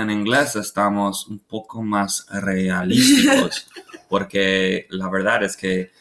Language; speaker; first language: Spanish; non-native, learner; English